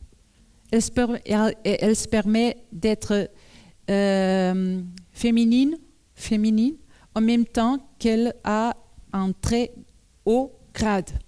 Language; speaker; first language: French; non-native, learner; Portuguese